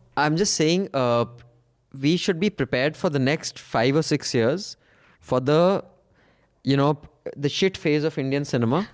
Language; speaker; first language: English; non-native, local second language; Punjabi